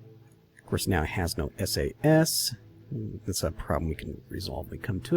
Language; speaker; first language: English; native; English